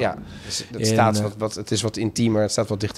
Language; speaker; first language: Dutch; native; Dutch